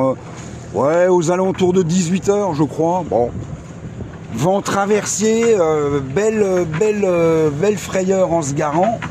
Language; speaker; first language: French; native; French